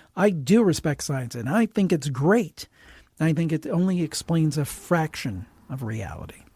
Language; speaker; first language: English; native; English